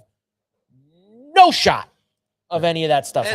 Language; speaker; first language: English; native; English